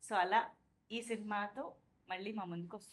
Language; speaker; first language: Telugu; native; Telugu